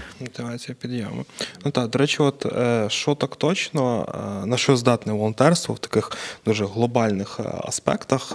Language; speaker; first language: Ukrainian; native; Ukrainian